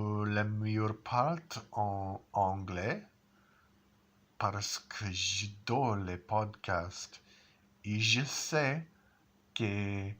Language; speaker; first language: French; non-native, learner; English